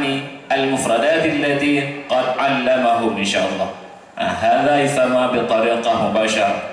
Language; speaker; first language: Arabic; non-native, fluent; Indonesian